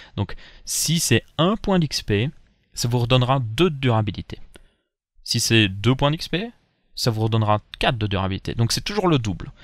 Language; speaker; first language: French; native; French